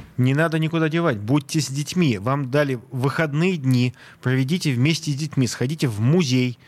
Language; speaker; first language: Russian; native; Russian